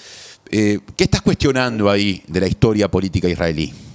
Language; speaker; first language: Spanish; native; Spanish